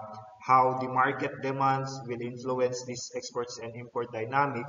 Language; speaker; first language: English; non-native, local second language; Filipino